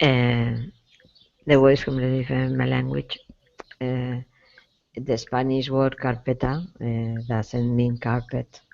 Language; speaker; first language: English; non-native, learner; Spanish